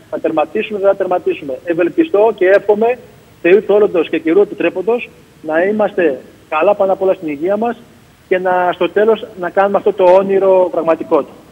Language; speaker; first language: Greek; native; Greek